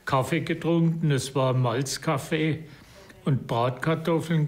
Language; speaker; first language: German; native; German